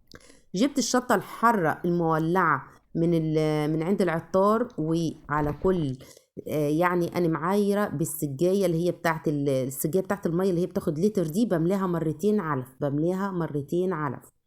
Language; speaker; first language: Arabic; native; Arabic